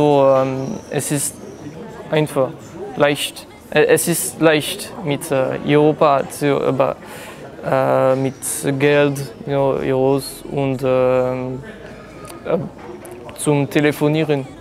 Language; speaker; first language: German; non-native, learner; French